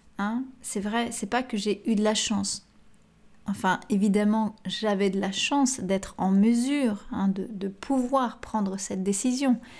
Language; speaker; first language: French; native; French